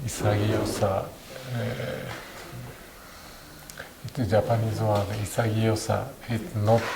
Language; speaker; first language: English; non-native, learner; Japanese